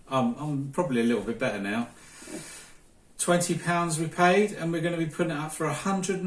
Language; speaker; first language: English; native; English